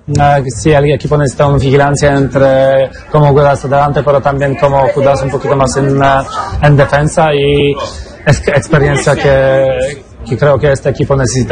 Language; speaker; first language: Spanish; non-native, fluent; Polish